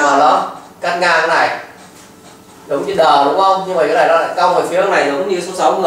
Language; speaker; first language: Vietnamese; native; Vietnamese